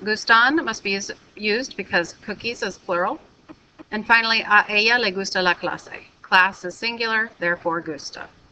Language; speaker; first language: English; native; English